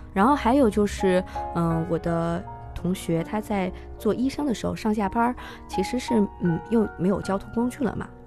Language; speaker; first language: Chinese; native; Chinese